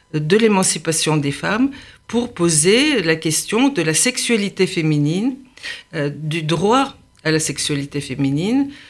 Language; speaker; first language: French; non-native, fluent; Bulgarian